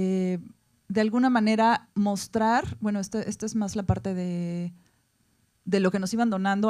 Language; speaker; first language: Spanish; native; Spanish